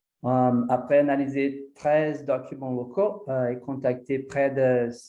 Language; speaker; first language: French; non-native, fluent; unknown